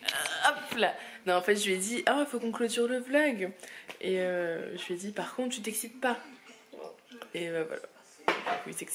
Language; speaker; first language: French; native; French